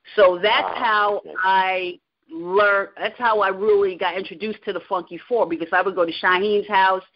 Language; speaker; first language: English; native; English